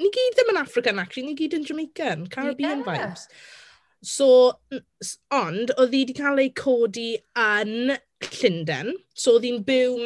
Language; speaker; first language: Welsh; non-native, local second language; English